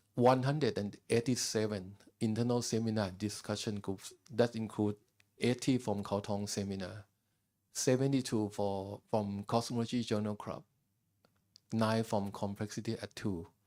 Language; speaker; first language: English; non-native, fluent; Thai